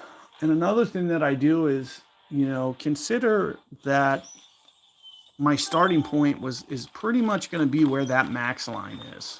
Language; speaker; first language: English; native; English